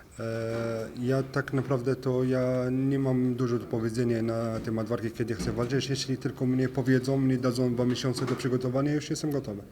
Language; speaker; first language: Polish; non-native, fluent; French